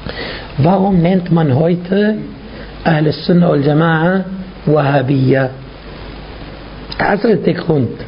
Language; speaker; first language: German; non-native, fluent; Arabic